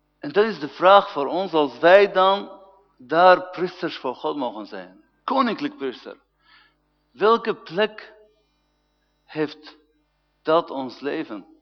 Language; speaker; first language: Dutch; non-native, fluent; Arabic